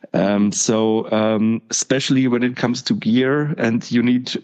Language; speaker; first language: English; non-native, fluent; German